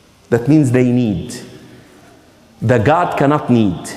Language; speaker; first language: English; non-native, fluent; Arabic